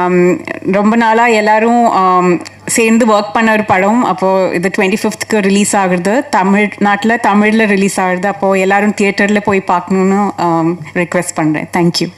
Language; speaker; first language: Tamil; non-native, fluent; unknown